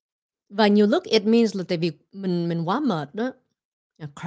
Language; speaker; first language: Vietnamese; early bilingual, heritage; Vietnamese